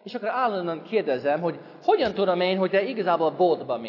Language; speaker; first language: Hungarian; non-native, fluent; English